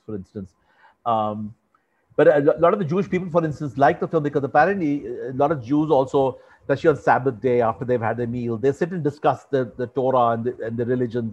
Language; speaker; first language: English; non-native, local second language; Hindi